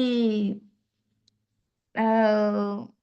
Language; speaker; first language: English; non-native, learner; Spanish